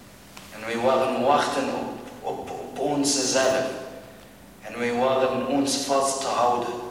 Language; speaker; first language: Dutch; non-native, learner; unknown